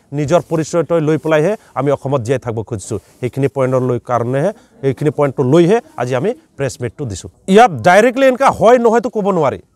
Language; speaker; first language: Assamese; non-native, local second language; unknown